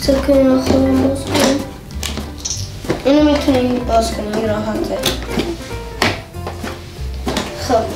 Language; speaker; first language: Persian; early bilingual, heritage; Persian